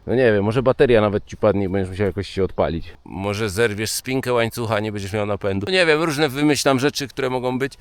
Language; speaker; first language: Polish; native; Polish